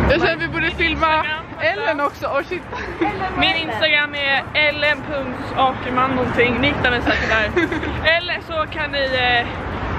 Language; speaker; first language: Swedish; native; Swedish